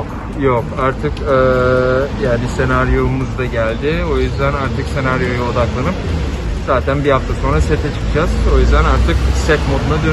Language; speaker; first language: Turkish; early bilingual, heritage; Turkish